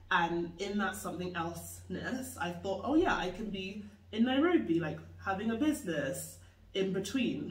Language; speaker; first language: English; native; English